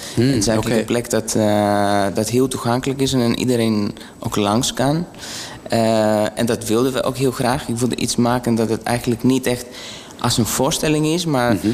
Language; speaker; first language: Dutch; non-native, fluent; Greek